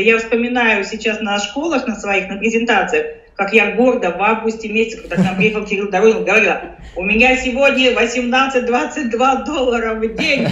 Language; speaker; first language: Russian; native; Russian